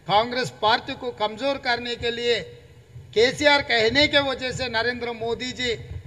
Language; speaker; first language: Hindi; non-native, local second language; Telugu